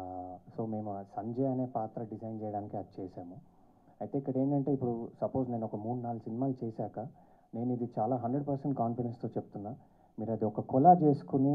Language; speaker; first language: Telugu; native; Telugu